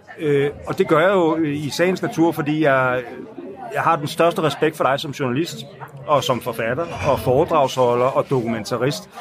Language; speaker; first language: Danish; native; Danish